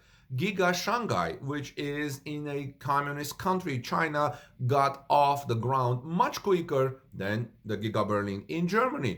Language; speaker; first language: English; non-native, fluent; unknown